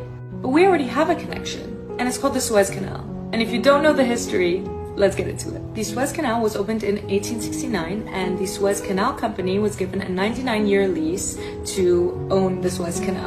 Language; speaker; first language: English; native; English